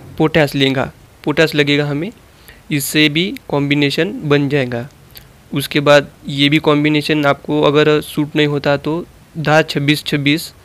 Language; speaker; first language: Hindi; non-native, local second language; Marathi